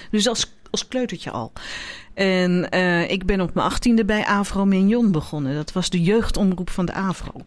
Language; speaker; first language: Dutch; native; Dutch